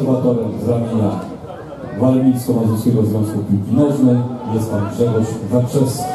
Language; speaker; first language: Polish; native; Polish